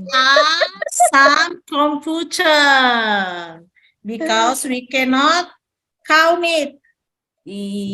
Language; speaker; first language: English; non-native, learner; Indonesian